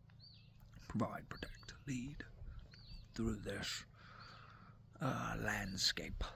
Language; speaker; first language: English; native; English